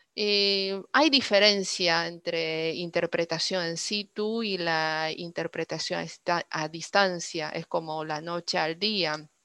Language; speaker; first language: Spanish; non-native, fluent; Chinese